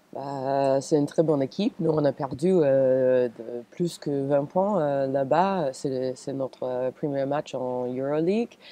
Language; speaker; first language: French; non-native, fluent; English